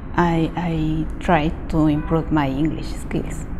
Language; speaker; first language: English; non-native, learner; Spanish